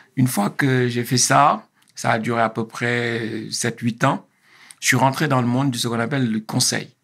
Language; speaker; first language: French; non-native, local second language; Wolof